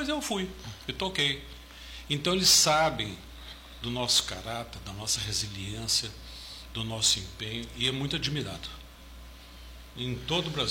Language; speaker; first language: Portuguese; native; Portuguese